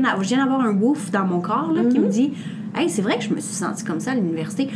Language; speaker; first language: French; native; French